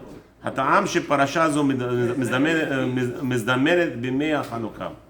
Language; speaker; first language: Hebrew; early bilingual, heritage; English